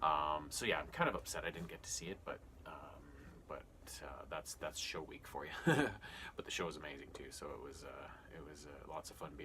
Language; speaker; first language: English; native; English